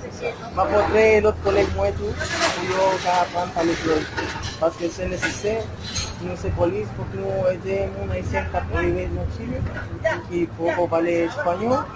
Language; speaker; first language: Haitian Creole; non-native, learner; Spanish